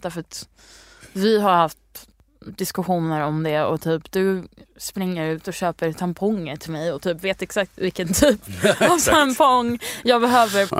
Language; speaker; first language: Swedish; early bilingual, heritage; Swedish